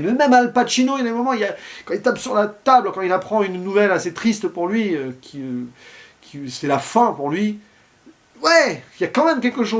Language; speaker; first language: French; native; French